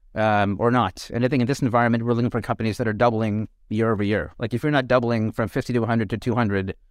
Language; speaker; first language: English; native; English